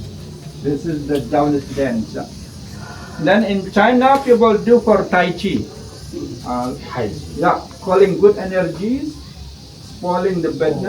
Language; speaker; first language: English; non-native, learner; Indonesian